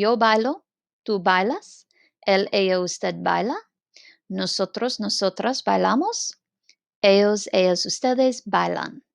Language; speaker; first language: Spanish; non-native, fluent; English